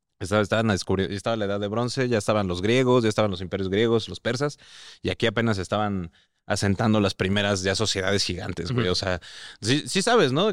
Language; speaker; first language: Spanish; native; Spanish